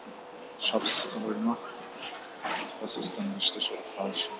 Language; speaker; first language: German; non-native, fluent; Arabic